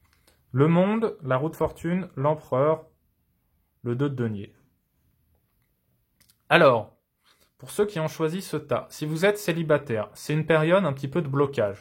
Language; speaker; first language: French; native; French